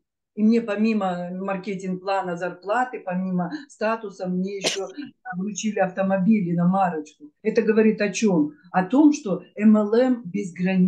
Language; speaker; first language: Russian; native; Russian